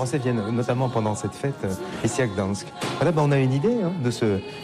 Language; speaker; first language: French; native; French